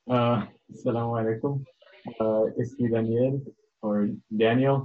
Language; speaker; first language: Arabic; non-native, learner; English